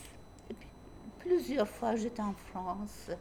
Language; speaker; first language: French; non-native, fluent; Turkish